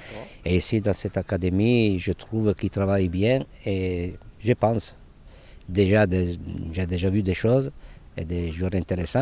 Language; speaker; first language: French; non-native, fluent; Italian